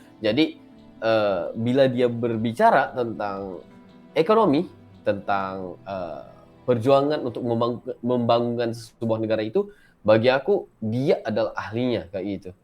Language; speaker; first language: Malay; native; Malay